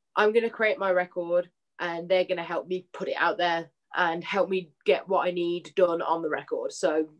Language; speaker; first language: English; native; English